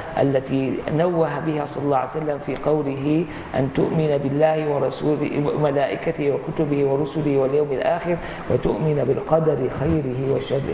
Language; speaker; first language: Arabic; native; Arabic